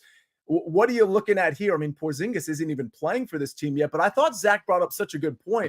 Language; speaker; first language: English; native; English